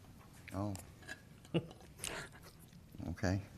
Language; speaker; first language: English; native; English